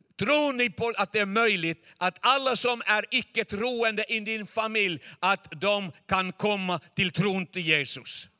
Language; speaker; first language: Swedish; non-native, fluent; Chinese